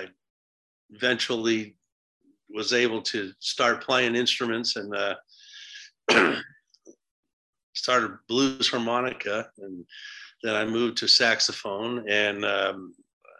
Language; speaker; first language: English; native; English